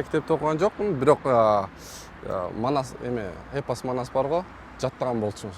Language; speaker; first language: Kyrgyz; non-native, local second language; Russian